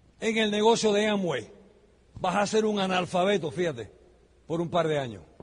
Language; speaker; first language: Spanish; early bilingual, heritage; Spanish